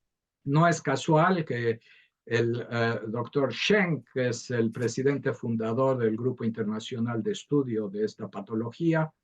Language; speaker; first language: Spanish; native; Spanish